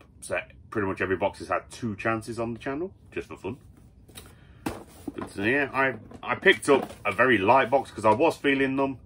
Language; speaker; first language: English; native; English